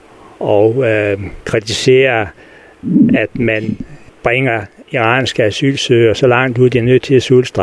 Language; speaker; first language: Danish; native; Danish